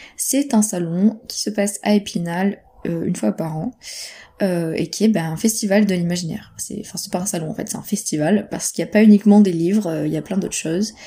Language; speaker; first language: French; native; French